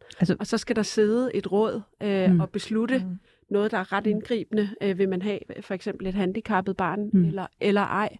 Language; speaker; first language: Danish; native; Danish